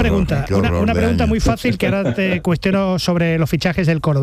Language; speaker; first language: Spanish; native; Spanish